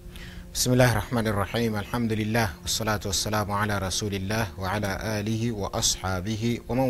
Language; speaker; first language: Arabic; non-native, fluent; Portuguese